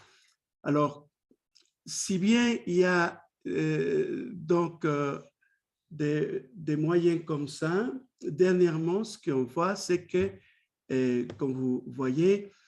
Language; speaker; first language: French; non-native, fluent; Spanish